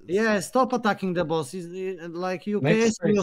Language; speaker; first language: English; non-native, learner; Polish